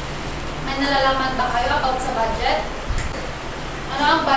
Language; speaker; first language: Filipino; native; Filipino